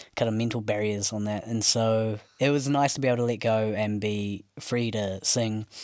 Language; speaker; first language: English; native; English